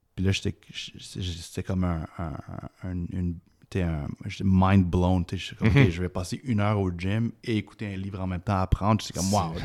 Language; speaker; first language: French; early bilingual, other home language; Arabic